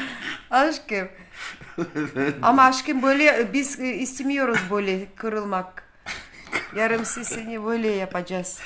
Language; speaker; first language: Turkish; non-native, learner; Russian